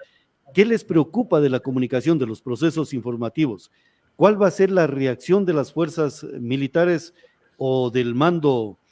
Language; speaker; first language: Spanish; native; Spanish